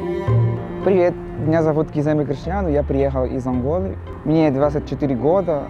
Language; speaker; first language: Russian; non-native, learner; Portuguese